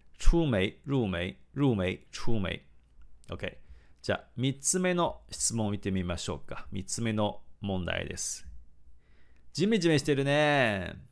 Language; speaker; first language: Japanese; non-native, fluent; Chinese